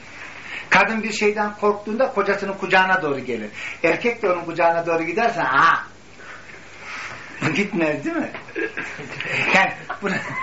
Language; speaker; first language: Turkish; native; Turkish